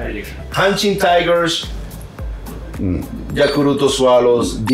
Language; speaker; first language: Japanese; non-native, learner; Spanish